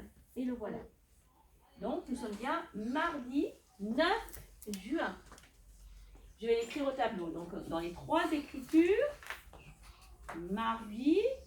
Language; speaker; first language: French; native; French